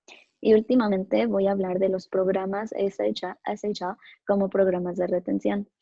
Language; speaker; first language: Spanish; early bilingual, other home language; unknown